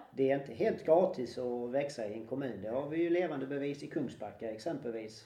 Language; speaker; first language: Swedish; native; Swedish